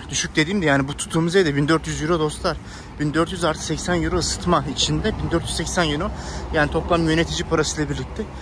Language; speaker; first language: Turkish; native; Turkish